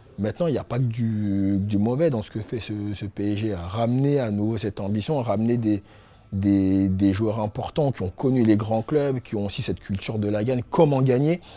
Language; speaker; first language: French; native; French